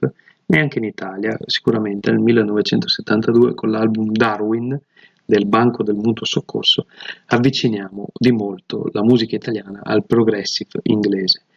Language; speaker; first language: Italian; native; Italian